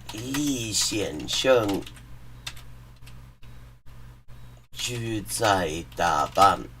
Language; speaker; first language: Chinese; non-native, learner; English